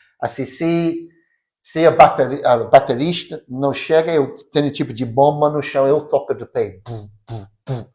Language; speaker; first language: Portuguese; non-native, fluent; English